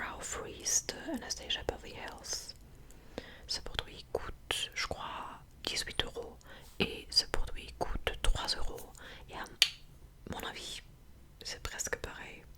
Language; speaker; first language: French; non-native, fluent; English